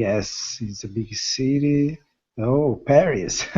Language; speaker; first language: English; non-native, learner; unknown